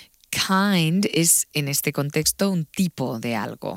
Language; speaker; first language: Spanish; native; Spanish